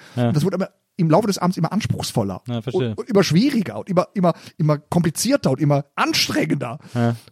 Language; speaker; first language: German; native; German